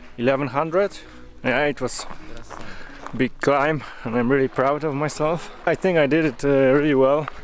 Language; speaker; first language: English; non-native, fluent; Polish